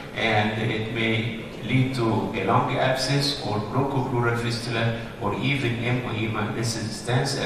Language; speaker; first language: English; non-native, fluent; Arabic